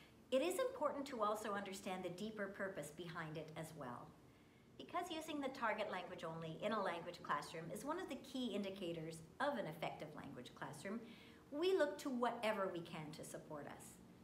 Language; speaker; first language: English; native; English